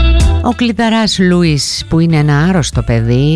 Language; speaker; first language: Greek; native; Greek